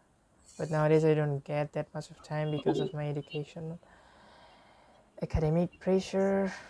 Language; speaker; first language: English; non-native, fluent; Bangla